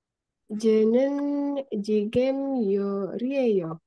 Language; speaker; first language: Korean; non-native, learner; Indonesian